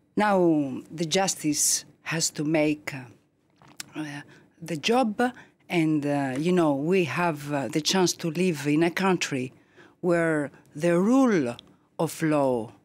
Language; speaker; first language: English; non-native, fluent; Greek